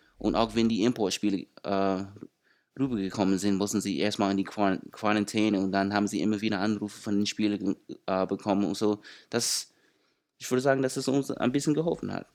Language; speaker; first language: German; non-native, fluent; English